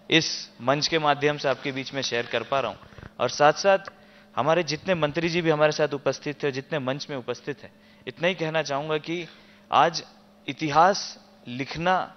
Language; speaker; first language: Hindi; native; Hindi